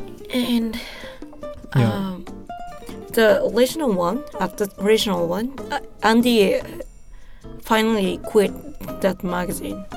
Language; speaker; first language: English; non-native, learner; Japanese